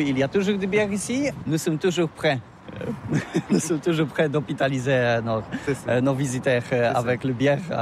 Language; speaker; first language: French; non-native, learner; Polish